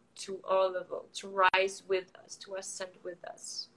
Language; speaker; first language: English; non-native, fluent; French